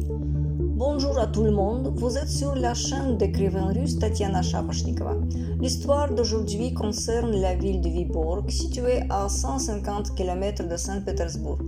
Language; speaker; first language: French; non-native, fluent; Russian